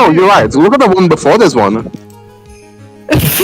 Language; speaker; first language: English; native; English